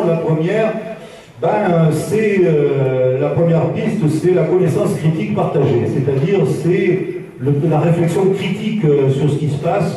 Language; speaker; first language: French; native; French